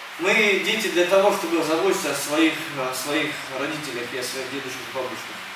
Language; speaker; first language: Russian; early bilingual, other home language; Armenian